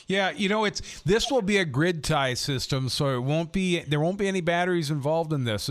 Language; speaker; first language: English; native; English